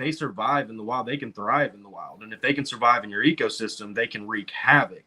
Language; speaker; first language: English; native; English